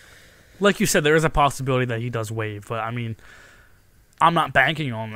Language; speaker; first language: English; native; English